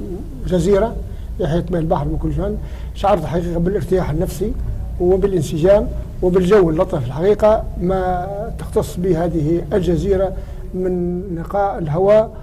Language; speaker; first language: Arabic; native; Arabic